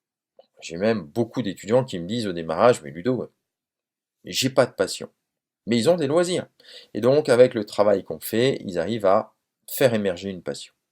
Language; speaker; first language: French; native; French